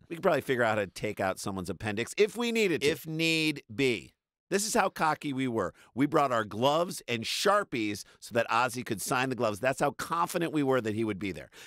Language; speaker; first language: English; native; English